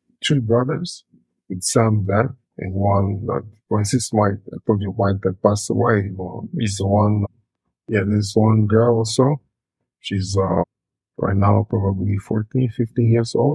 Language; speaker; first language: English; non-native, fluent; Portuguese